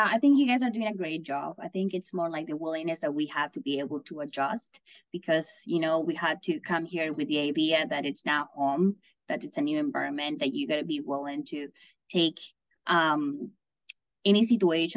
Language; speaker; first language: English; non-native, fluent; Spanish